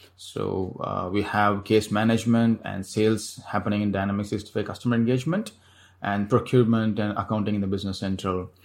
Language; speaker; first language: English; non-native, local second language; Tamil